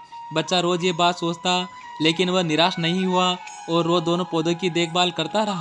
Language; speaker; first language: Hindi; native; Hindi